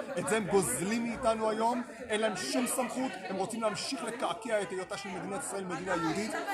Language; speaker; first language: Hebrew; native; Hebrew